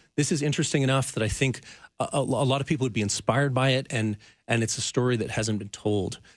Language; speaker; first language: English; native; English